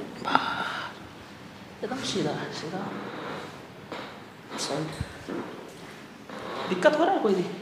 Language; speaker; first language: Hindi; native; Hindi